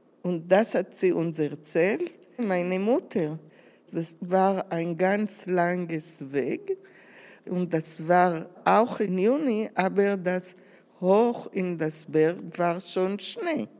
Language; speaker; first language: German; non-native, learner; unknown